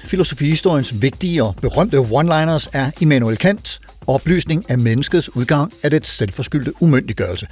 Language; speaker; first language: Danish; native; Danish